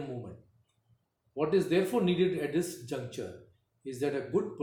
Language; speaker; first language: English; non-native, local second language; Hindi